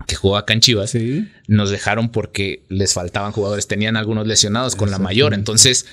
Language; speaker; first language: Spanish; native; Spanish